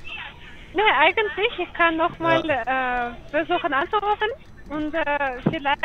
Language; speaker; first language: German; non-native, learner; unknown